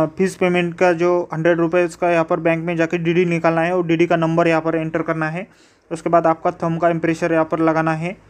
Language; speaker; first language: Hindi; non-native, local second language; Marathi